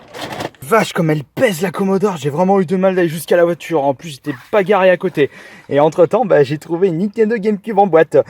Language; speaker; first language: French; native; French